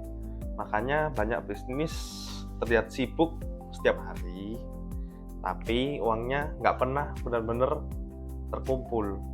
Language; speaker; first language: Indonesian; native; Indonesian